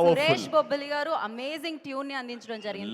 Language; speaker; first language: Telugu; native; Telugu